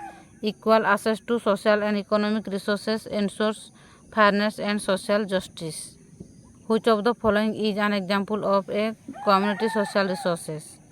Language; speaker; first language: English; non-native, local second language; Odia